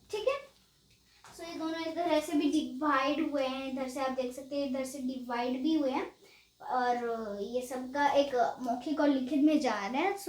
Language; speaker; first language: Hindi; native; Hindi